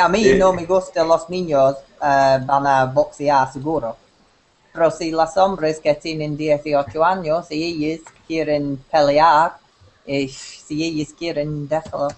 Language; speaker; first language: Spanish; non-native, learner; English